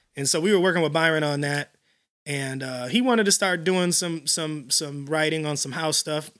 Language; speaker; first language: English; native; English